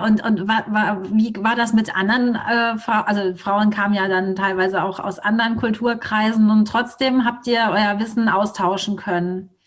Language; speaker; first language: German; native; German